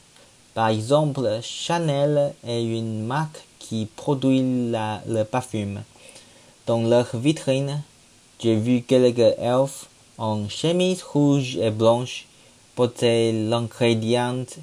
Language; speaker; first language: French; non-native, learner; Chinese